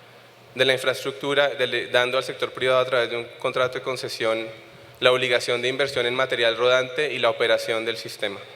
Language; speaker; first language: Spanish; native; Spanish